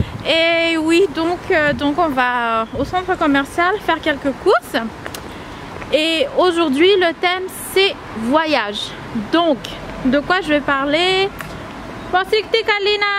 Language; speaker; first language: French; non-native, local second language; Malagasy